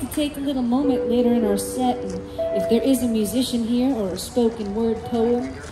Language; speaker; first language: English; native; English